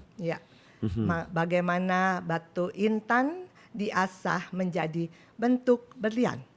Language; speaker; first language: Indonesian; native; Indonesian